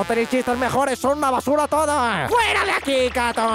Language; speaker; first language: Spanish; native; Spanish